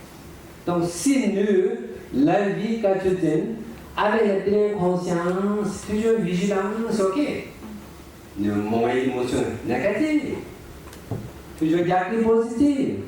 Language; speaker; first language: French; non-native, learner; Tibetan